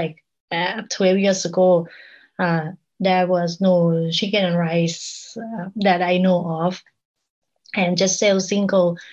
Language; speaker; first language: English; non-native, learner; Thai